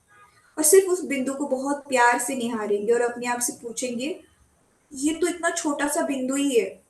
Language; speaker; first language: Hindi; native; Hindi